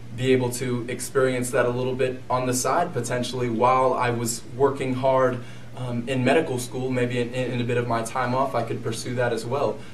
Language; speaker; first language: English; native; English